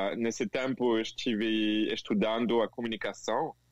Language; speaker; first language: Portuguese; non-native, fluent; French